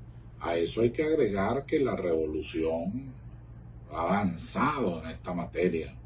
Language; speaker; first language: Spanish; native; Spanish